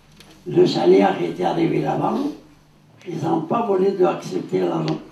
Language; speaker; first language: French; non-native, learner; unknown